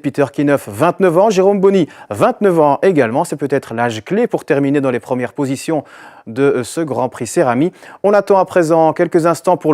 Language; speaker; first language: French; native; French